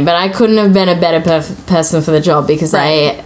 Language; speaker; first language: English; native; English